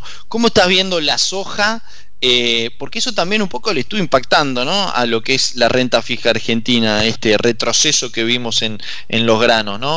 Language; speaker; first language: Spanish; native; Spanish